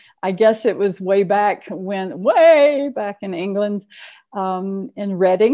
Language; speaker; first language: English; native; English